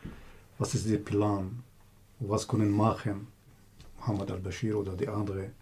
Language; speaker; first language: German; non-native, learner; Kurdish